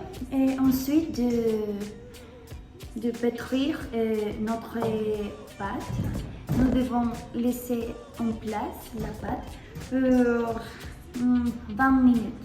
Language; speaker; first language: French; non-native, learner; Spanish